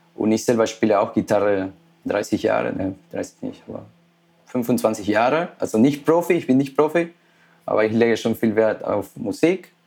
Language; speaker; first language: German; non-native, fluent; Spanish